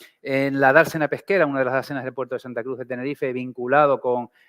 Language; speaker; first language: Spanish; native; Spanish